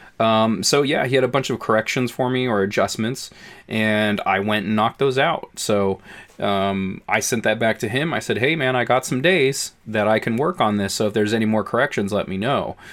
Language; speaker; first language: English; native; English